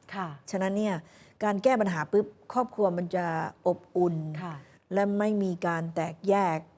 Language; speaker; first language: Thai; early bilingual, heritage; Thai